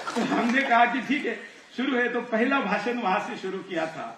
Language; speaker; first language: Hindi; non-native, local second language; Marathi